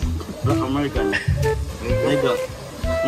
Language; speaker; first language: English; non-native, learner; Filipino